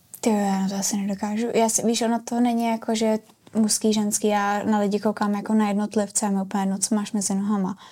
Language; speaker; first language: Czech; native; Czech